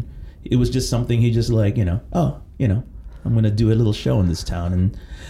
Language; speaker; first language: English; early bilingual, other home language; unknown